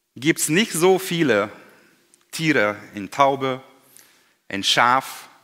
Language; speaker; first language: German; non-native, fluent; Hungarian